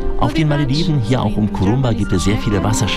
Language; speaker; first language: German; native; German